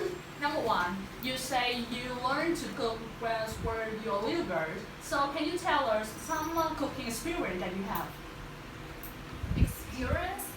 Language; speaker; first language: English; non-native, learner; Vietnamese